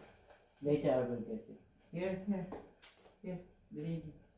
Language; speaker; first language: English; non-native, learner; Filipino